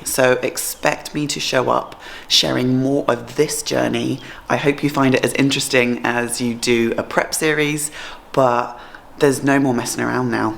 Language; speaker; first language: English; native; English